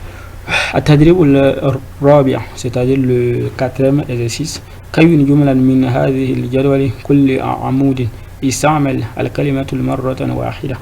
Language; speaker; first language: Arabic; non-native, fluent; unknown